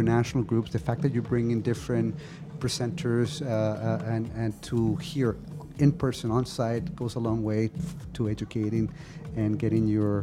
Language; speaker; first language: English; non-native, fluent; Spanish